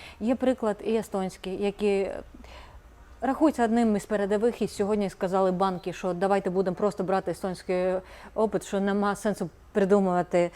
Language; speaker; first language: Ukrainian; non-native, fluent; Estonian